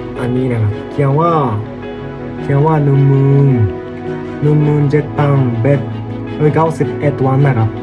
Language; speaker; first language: Thai; non-native, learner; Japanese